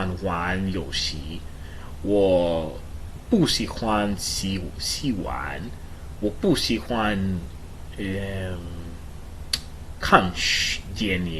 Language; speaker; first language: Chinese; non-native, learner; English